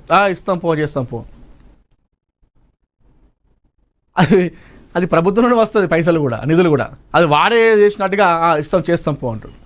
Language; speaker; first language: Telugu; native; Telugu